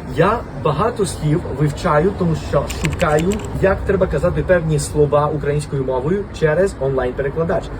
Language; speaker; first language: Ukrainian; non-native, fluent; Spanish